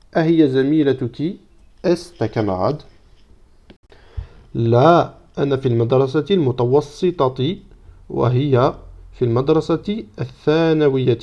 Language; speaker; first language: Arabic; non-native, fluent; French